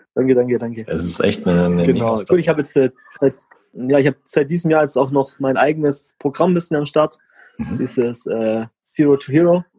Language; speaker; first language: German; native; German